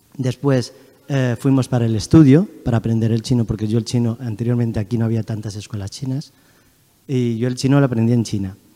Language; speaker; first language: Spanish; early bilingual, other home language; Chinese